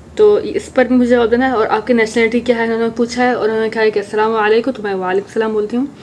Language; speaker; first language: Urdu; early bilingual, heritage; Urdu